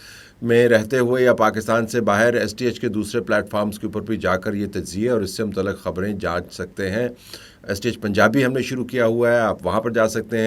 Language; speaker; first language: Urdu; native; Urdu